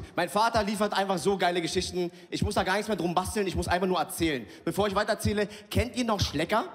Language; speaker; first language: German; early bilingual, other home language; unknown